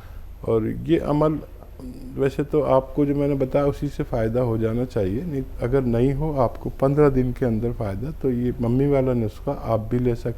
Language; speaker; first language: Hindi; native; Hindi